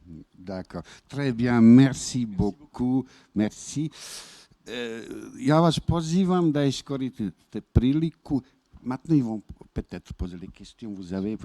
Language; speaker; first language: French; non-native, fluent; Bosnian